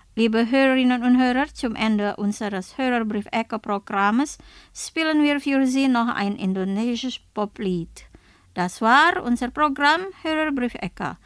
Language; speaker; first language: German; non-native, fluent; Indonesian